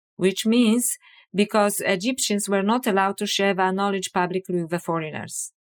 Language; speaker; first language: English; non-native, fluent; Polish